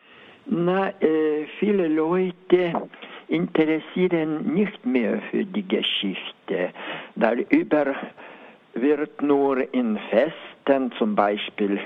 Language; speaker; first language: German; non-native, learner; Lithuanian